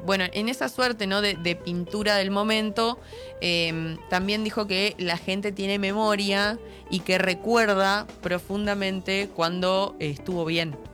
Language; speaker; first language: Spanish; native; Spanish